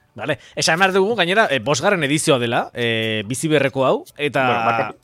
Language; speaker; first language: Basque; native; Basque